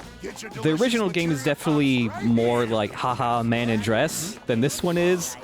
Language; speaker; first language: English; native; English